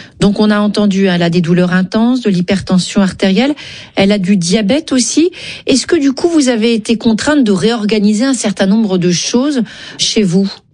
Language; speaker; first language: French; native; French